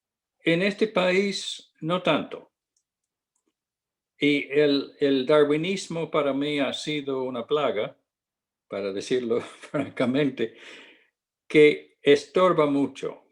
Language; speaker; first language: Spanish; non-native, fluent; English